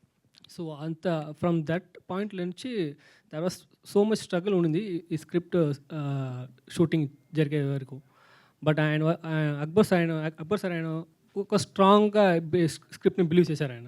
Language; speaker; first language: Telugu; non-native, learner; Tamil